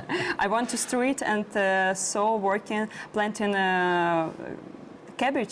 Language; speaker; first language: English; non-native, learner; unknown